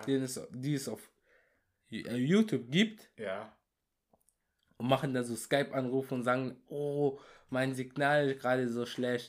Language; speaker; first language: German; early bilingual, other home language; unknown